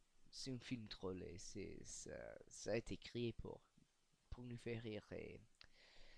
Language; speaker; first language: French; non-native, learner; English